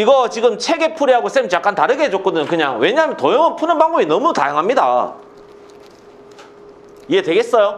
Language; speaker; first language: Korean; native; Korean